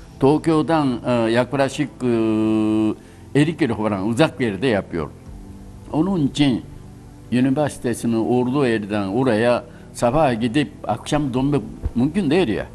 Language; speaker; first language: Turkish; non-native, learner; Japanese